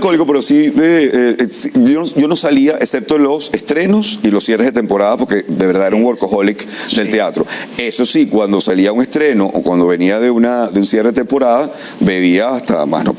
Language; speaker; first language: Spanish; native; Spanish